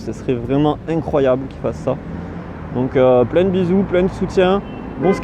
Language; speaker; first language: French; native; French